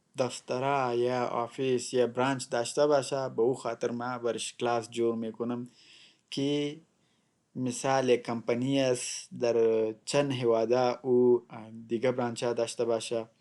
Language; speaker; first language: Persian; non-native, local second language; Pashto